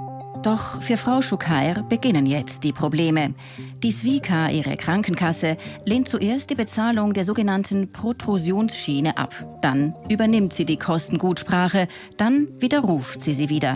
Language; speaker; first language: German; native; German